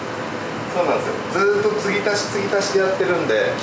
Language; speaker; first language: Japanese; native; Japanese